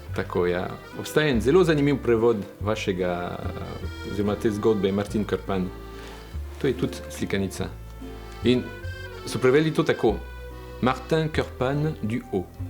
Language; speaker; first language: Slovenian; non-native, fluent; French